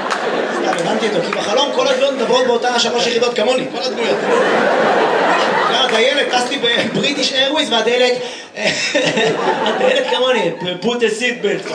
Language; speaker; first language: Hebrew; native; Hebrew